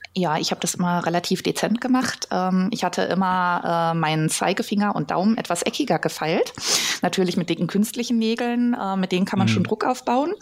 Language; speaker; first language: German; native; German